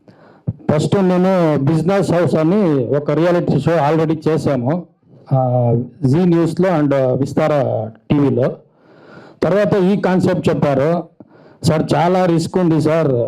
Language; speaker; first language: Telugu; non-native, learner; Kannada